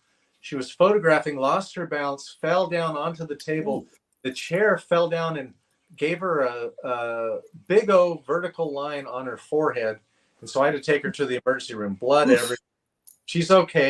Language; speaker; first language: English; native; English